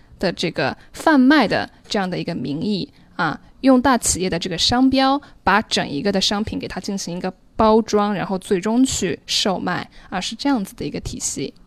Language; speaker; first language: Chinese; native; Chinese